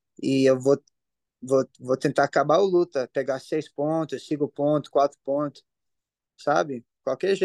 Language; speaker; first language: Portuguese; early bilingual, heritage; English